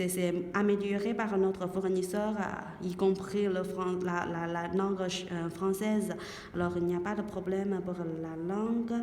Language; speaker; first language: French; non-native, learner; Chinese